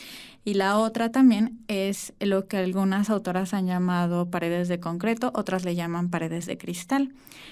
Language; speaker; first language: Spanish; native; Spanish